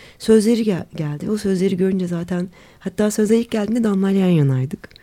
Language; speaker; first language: Turkish; native; Turkish